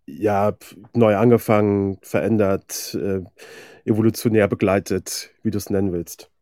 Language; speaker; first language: German; early bilingual, other home language; Persian